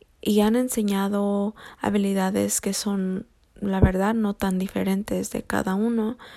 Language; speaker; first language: Spanish; early bilingual, heritage; Spanish